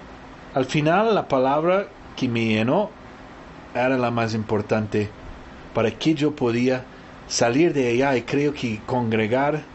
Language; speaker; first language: Spanish; early bilingual, heritage; Spanish